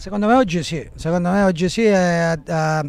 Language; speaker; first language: Italian; native; Italian